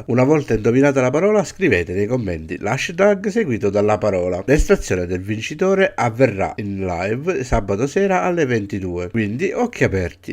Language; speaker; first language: Italian; native; Italian